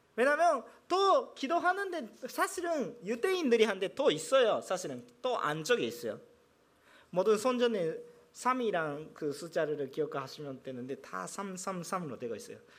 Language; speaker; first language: Korean; non-native, fluent; Japanese